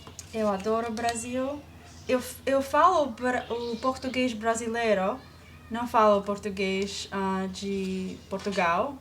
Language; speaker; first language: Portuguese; non-native, learner; English